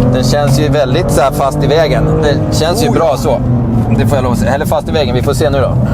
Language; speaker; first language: Swedish; native; Swedish